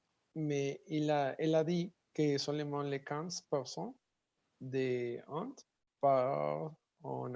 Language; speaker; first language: French; non-native, learner; Spanish